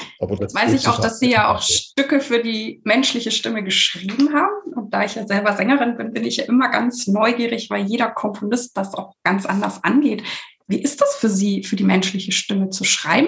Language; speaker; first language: German; native; German